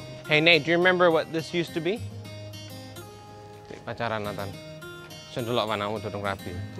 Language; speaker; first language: English; native; English